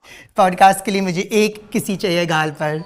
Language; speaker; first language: Hindi; non-native, local second language; English